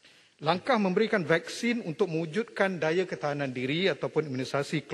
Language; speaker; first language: Malay; native; Malay